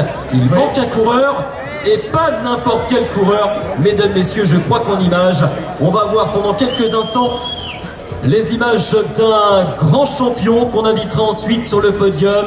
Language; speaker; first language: French; native; French